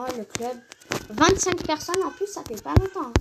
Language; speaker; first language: French; native; French